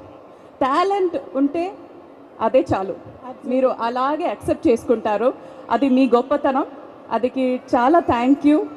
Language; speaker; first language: Telugu; non-native, fluent; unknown